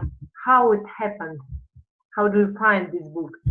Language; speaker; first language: English; non-native, fluent; Russian